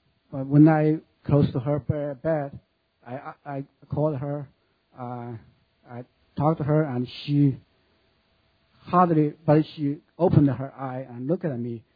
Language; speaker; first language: English; non-native, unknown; Chinese